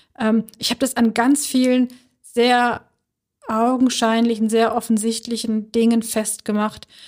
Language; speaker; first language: German; early bilingual, other home language; Turkish